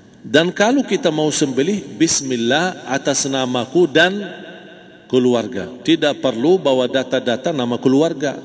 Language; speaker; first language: Malay; non-native, fluent; Arabic